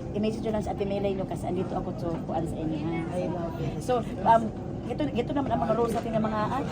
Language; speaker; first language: Filipino; non-native, local second language; Cebuano